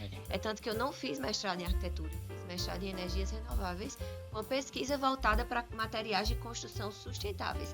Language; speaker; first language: Portuguese; native; Portuguese